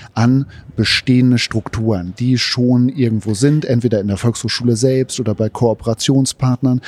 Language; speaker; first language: German; native; German